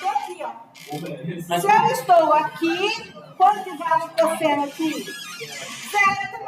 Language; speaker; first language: Portuguese; native; Portuguese